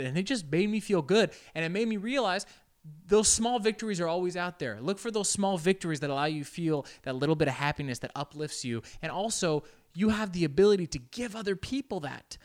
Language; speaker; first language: English; early bilingual, other home language; Spanish